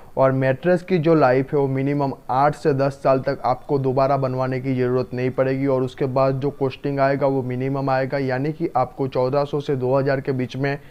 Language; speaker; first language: Hindi; non-native, local second language; Gujarati